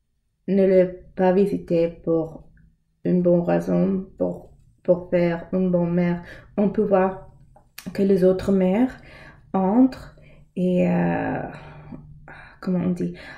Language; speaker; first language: French; non-native, learner; English